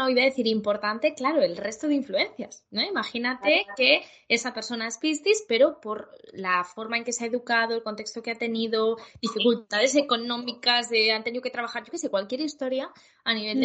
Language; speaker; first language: Spanish; native; Spanish